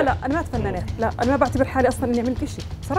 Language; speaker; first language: Arabic; native; Arabic